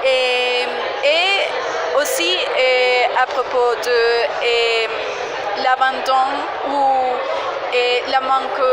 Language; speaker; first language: French; non-native, fluent; Spanish